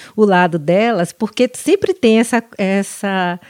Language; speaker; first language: Portuguese; native; Portuguese